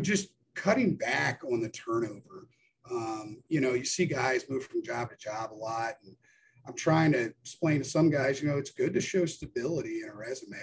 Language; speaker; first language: English; native; English